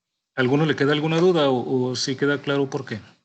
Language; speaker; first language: Spanish; native; Spanish